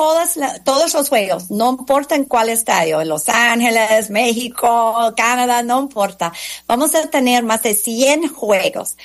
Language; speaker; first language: Spanish; non-native, fluent; English